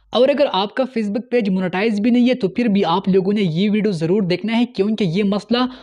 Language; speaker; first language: Urdu; native; Urdu